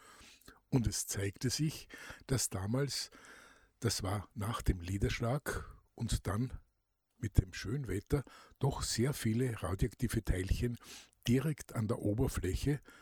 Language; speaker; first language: German; native; German